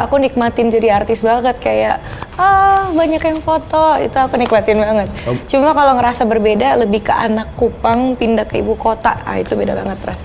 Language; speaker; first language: Indonesian; native; Indonesian